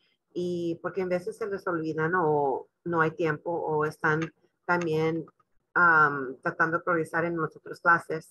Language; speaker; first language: Spanish; non-native, local second language; English